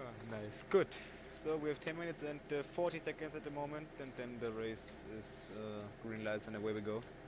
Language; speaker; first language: English; non-native, learner; German